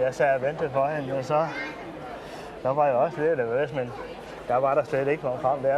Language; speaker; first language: Danish; native; Danish